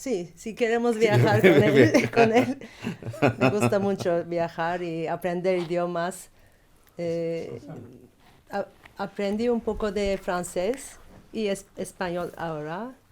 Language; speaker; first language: Spanish; non-native, learner; Turkish